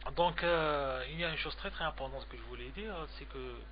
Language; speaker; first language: French; non-native, local second language; Arabic